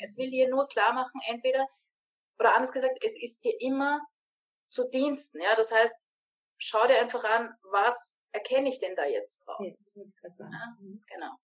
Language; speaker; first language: German; native; German